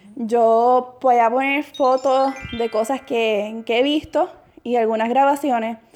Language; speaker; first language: Spanish; native; Spanish